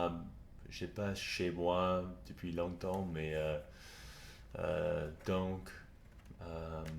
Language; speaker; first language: French; non-native, learner; English